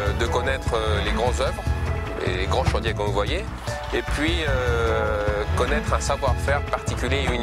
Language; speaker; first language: French; non-native, fluent; Greek